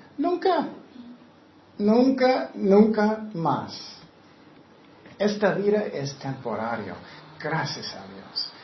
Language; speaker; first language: Spanish; non-native, fluent; English